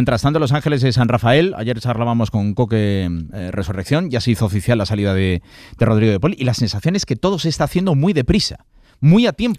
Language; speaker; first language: Spanish; native; Spanish